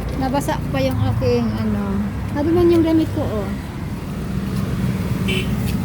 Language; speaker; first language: Filipino; non-native, local second language; Bikol